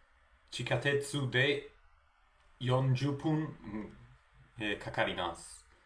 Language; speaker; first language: Japanese; non-native, learner; Spanish